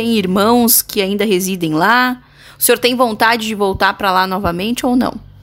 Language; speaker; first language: Portuguese; native; Portuguese